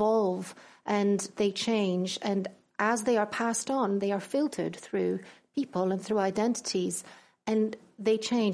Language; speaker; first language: English; non-native, fluent; Greek